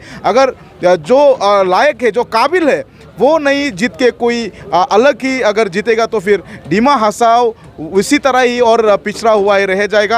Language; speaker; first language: Hindi; non-native, local second language; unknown